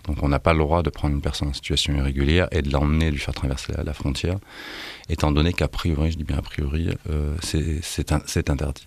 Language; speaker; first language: French; native; French